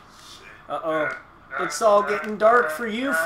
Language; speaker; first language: English; native; English